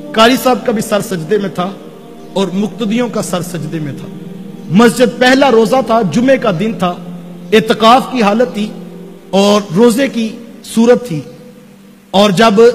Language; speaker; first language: Urdu; native; Urdu